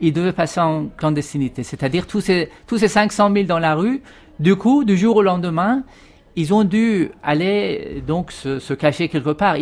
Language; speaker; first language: French; non-native, fluent; Persian